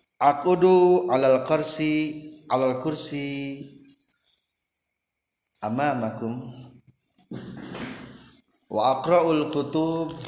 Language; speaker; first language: Arabic; non-native, fluent; Indonesian